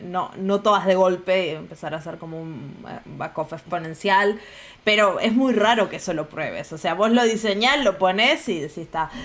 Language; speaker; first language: Spanish; native; Spanish